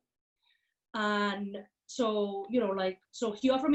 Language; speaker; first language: English; non-native, fluent; Spanish